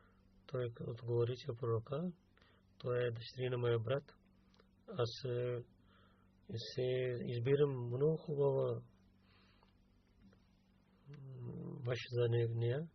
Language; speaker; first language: Bulgarian; non-native, learner; Urdu